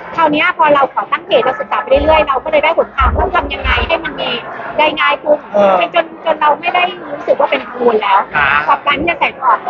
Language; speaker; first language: Thai; native; Thai